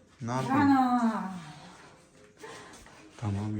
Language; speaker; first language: Turkish; non-native, learner; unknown